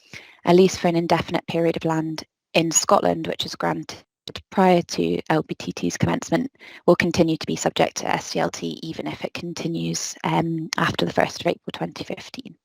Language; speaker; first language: English; native; English